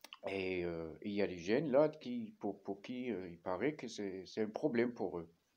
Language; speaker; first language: French; non-native, fluent; German